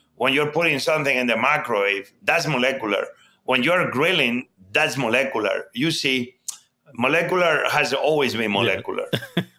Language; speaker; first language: English; non-native, fluent; Spanish